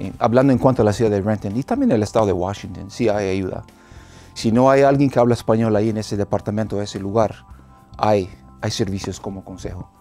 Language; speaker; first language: Spanish; non-native, fluent; English